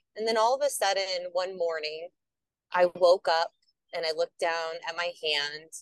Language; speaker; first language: English; native; English